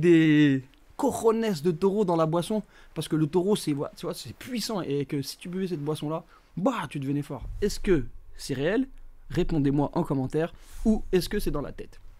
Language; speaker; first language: French; native; French